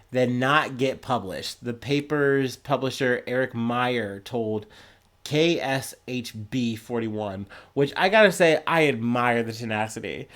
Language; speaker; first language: English; native; English